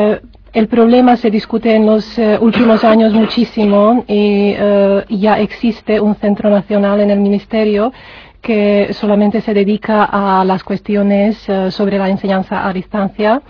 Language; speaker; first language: Spanish; non-native, fluent; Czech